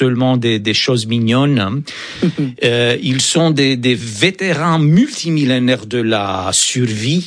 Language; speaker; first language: French; non-native, fluent; Romanian